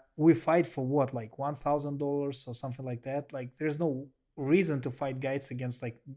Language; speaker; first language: English; non-native, learner; Russian